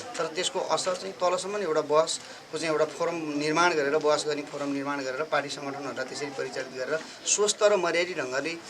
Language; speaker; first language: Nepali; native; Nepali